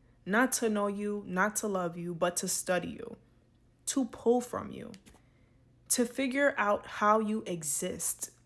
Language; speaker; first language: English; native; English